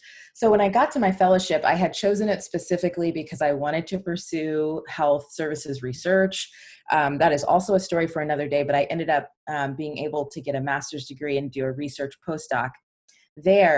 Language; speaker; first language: English; native; English